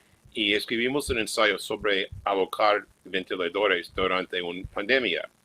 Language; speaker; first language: Spanish; non-native, fluent; English